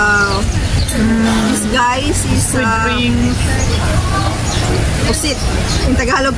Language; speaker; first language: English; non-native, local second language; Filipino